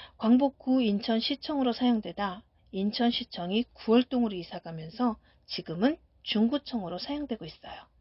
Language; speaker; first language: Korean; native; Korean